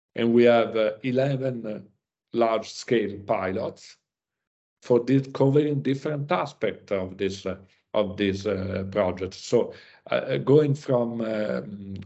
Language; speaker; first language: English; non-native, learner; Italian